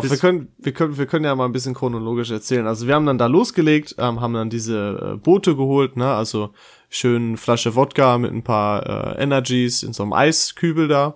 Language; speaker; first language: German; native; German